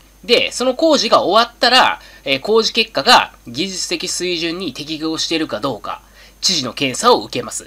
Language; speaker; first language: Japanese; native; Japanese